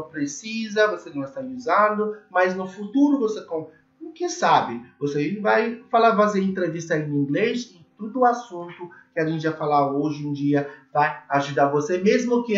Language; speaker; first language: Portuguese; non-native, learner; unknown